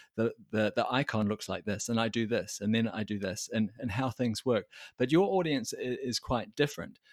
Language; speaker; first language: English; native; English